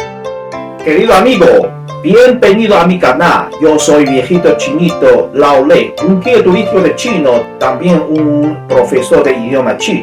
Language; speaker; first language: Spanish; non-native, learner; Chinese